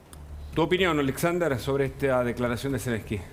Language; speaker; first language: Spanish; native; Spanish